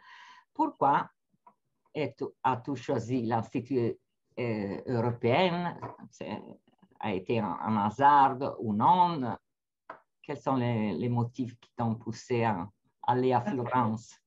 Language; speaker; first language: French; non-native, fluent; Italian